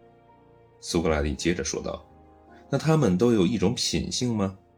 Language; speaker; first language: Chinese; native; Chinese